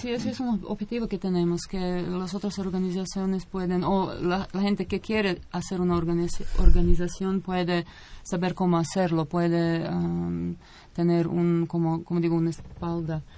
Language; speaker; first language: Spanish; non-native, fluent; Croatian